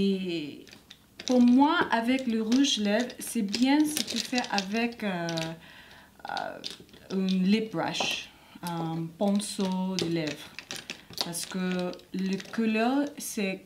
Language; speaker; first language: French; non-native, learner; English